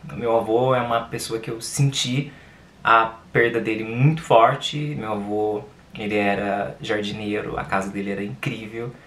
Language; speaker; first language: Portuguese; native; Portuguese